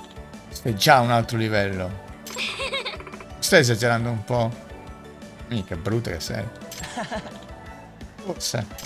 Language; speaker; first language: Italian; native; Italian